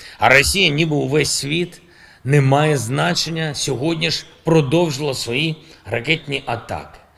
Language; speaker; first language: Ukrainian; non-native, local second language; Russian